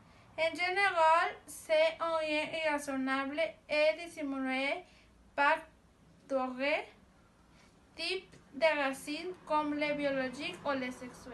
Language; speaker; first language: French; non-native, learner; Spanish